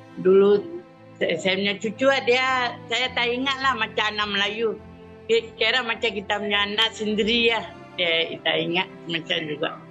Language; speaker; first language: Malay; non-native, local second language; Tamil